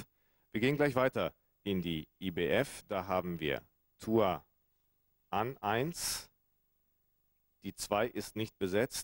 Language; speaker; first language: German; native; German